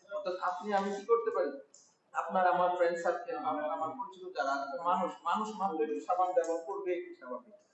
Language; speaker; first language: Bangla; native; Bangla